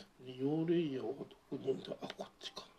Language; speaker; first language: Japanese; native; Japanese